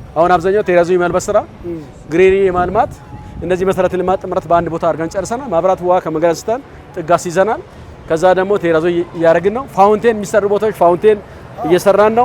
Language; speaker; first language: Amharic; non-native, local second language; Hadiyya